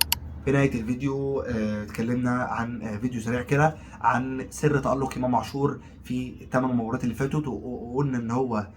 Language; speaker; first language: Arabic; native; Arabic